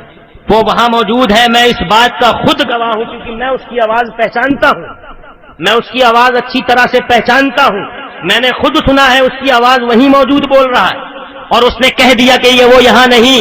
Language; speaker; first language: Urdu; native; Urdu